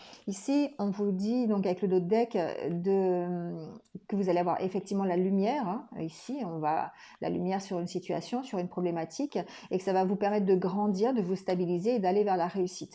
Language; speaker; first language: French; native; French